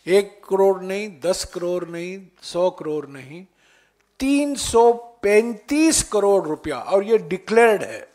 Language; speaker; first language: Hindi; native; Hindi